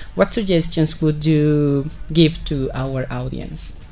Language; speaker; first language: English; non-native, fluent; Spanish